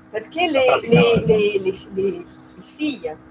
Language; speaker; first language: Italian; non-native, learner; French